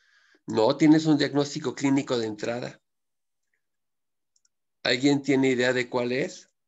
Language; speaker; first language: Spanish; native; Spanish